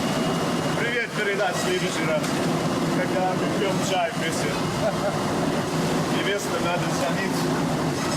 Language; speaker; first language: Russian; non-native, learner; English